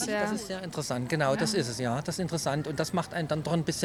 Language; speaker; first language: German; native; German